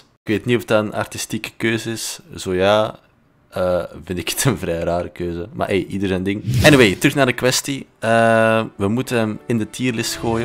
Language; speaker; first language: Dutch; native; Dutch